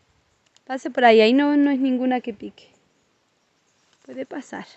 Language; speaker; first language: Spanish; non-native, learner; Portuguese